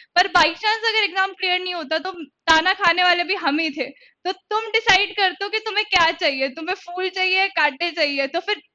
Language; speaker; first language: Hindi; native; Hindi